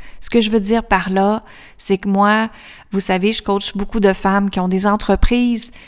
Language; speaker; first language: French; native; French